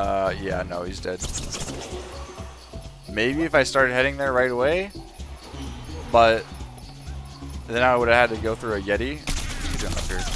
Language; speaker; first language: English; native; English